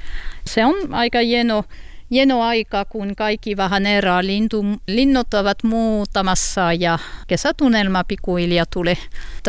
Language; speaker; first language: Finnish; non-native, learner; French